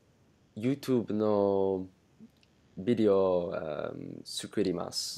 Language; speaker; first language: Japanese; non-native, learner; English